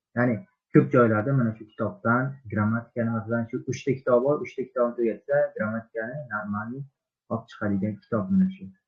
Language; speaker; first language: Uzbek; native; Uzbek